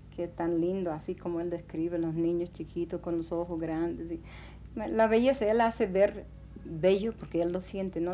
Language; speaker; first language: Spanish; non-native, fluent; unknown